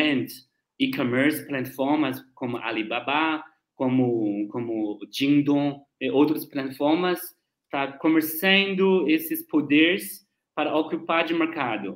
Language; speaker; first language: Portuguese; non-native, learner; Chinese